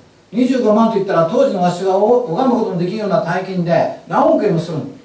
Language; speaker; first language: Japanese; native; Japanese